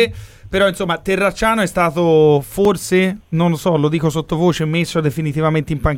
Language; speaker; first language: Italian; native; Italian